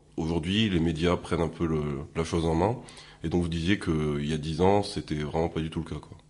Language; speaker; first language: French; native; French